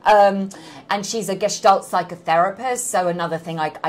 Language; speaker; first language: English; native; English